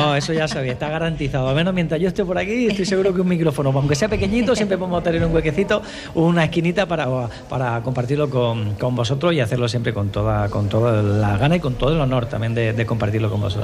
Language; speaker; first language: Spanish; native; Spanish